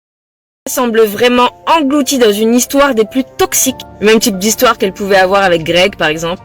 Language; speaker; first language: French; native; French